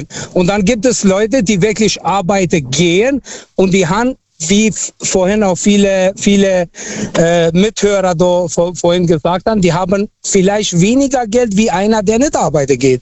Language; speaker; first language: German; non-native, learner; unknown